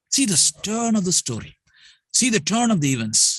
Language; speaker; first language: English; non-native, local second language; Tamil